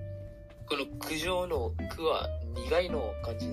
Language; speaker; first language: Japanese; non-native, learner; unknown